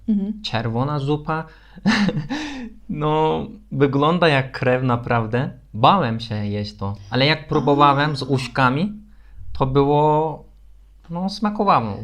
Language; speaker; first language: Polish; non-native, learner; Turkish